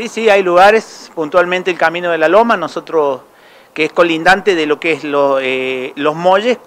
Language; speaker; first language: Spanish; native; Spanish